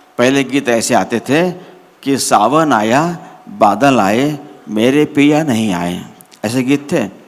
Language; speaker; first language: Hindi; non-native, local second language; Marathi